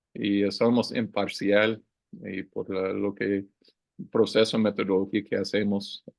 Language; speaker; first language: Spanish; non-native, learner; English